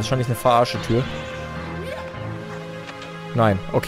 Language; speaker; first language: German; native; German